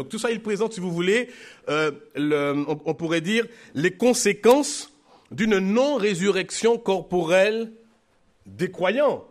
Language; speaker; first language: French; native; French